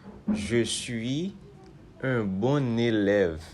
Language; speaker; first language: French; non-native, local second language; Haitian Creole